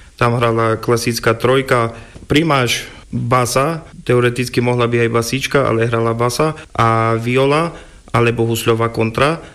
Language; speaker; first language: Slovak; non-native, local second language; Rusyn